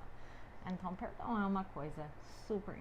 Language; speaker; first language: Portuguese; non-native, fluent; English